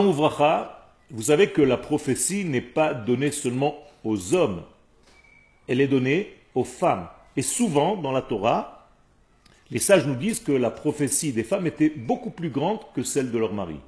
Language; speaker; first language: French; native; French